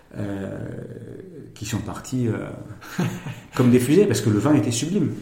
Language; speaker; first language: French; native; French